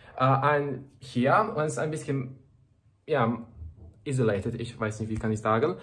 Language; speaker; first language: German; non-native, learner; Serbian